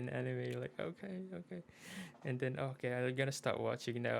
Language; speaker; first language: English; non-native, local second language; Filipino